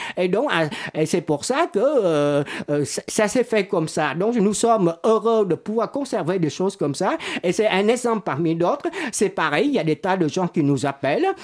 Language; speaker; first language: French; non-native, fluent; Vietnamese